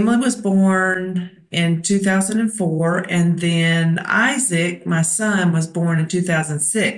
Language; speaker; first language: English; native; English